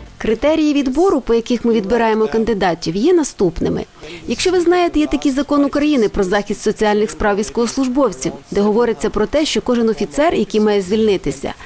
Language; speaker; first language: Ukrainian; native; Ukrainian